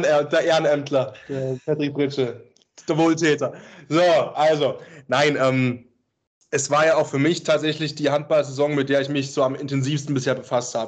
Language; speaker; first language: German; native; German